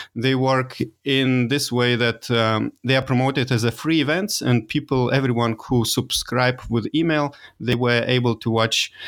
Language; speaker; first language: English; non-native, fluent; Lithuanian